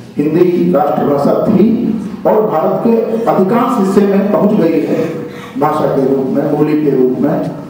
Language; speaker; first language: Hindi; native; Hindi